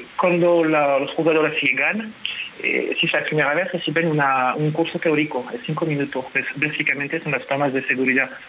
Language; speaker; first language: Spanish; non-native, fluent; French